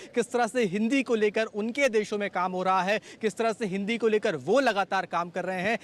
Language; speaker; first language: Hindi; native; Hindi